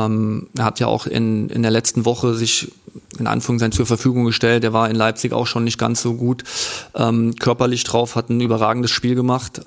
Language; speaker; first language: German; native; German